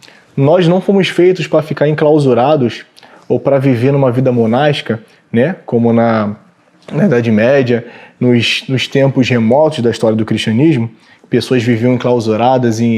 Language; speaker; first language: Portuguese; native; Portuguese